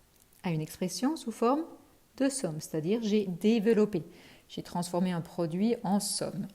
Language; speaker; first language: French; native; French